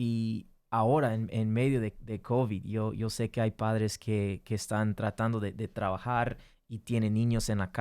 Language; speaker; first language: Spanish; early bilingual, heritage; English